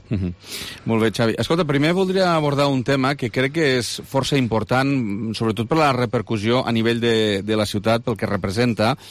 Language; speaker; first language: Catalan; native; Catalan